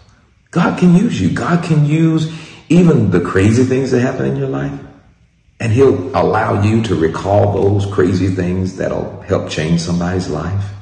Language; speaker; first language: English; native; English